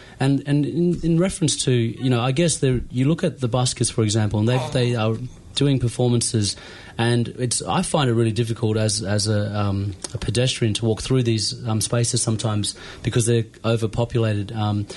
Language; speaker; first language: English; native; English